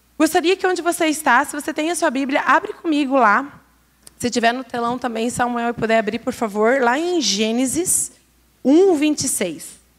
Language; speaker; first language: Portuguese; native; Portuguese